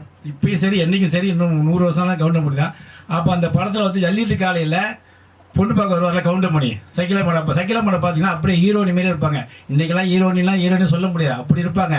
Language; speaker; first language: Tamil; native; Tamil